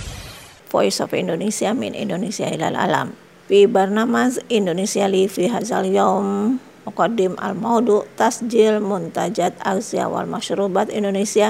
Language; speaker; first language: Arabic; non-native, fluent; Indonesian